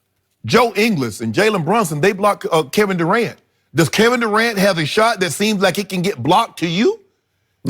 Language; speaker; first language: English; native; English